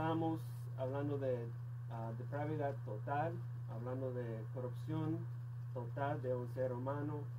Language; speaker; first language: Spanish; non-native, fluent; English